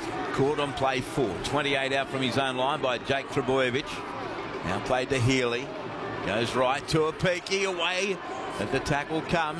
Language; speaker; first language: English; native; English